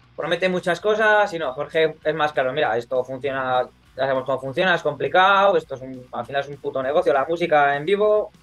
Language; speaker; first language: Spanish; native; Spanish